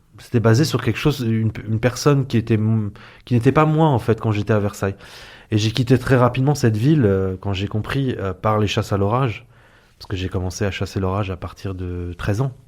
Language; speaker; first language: French; early bilingual, other home language; Arabic